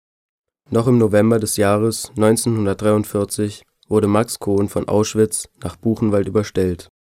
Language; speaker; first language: German; native; German